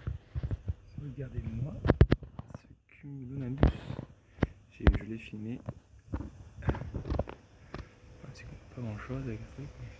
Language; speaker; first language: French; native; French